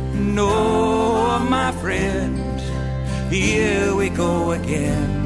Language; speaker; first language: English; native; English